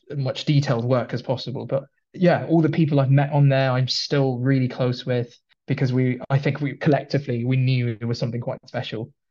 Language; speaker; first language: English; early bilingual, other home language; Filipino